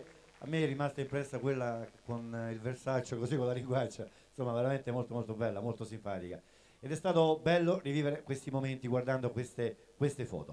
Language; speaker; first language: Italian; native; Italian